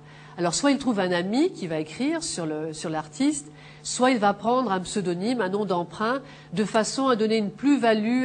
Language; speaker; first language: French; native; French